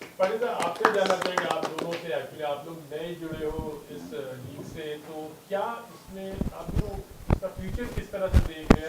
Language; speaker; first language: Hindi; native; Hindi